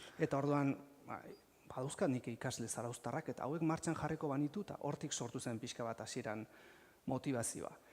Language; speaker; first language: Basque; native; Basque